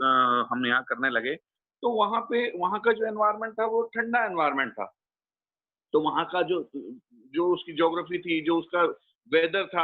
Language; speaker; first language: Hindi; native; Hindi